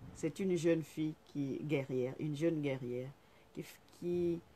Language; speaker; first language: French; non-native, fluent; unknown